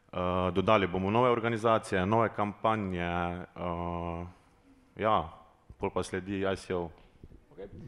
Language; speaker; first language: Slovenian; native; Slovenian